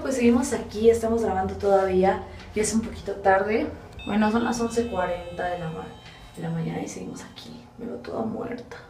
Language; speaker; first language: Spanish; native; Spanish